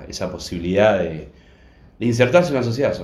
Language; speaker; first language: Spanish; native; Spanish